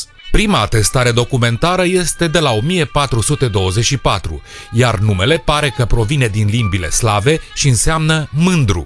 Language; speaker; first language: Romanian; native; Romanian